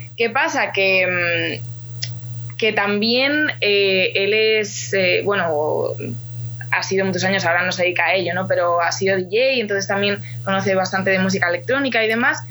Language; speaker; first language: Spanish; early bilingual, other home language; Ukrainian